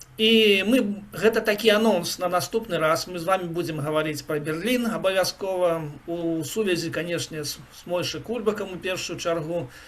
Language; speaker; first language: Belarusian; non-native, local second language; Russian